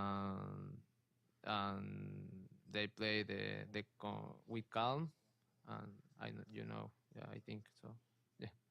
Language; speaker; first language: English; non-native, learner; Spanish